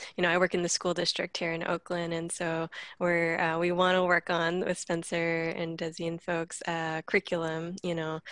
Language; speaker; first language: English; native; English